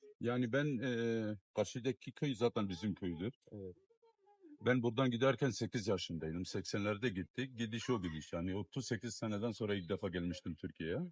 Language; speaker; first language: Turkish; non-native, fluent; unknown